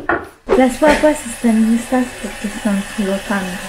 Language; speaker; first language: Spanish; early bilingual, heritage; Spanish